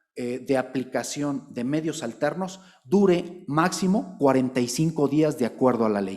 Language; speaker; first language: Spanish; native; Spanish